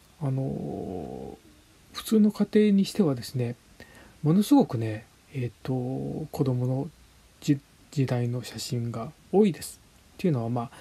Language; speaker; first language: Japanese; native; Japanese